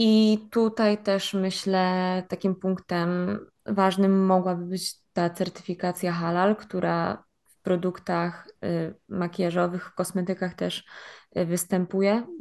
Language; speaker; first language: Polish; native; Polish